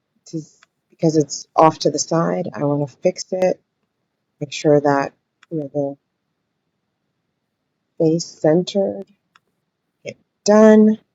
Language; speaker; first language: English; native; English